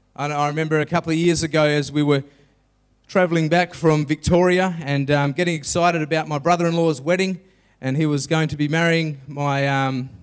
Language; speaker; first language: English; native; English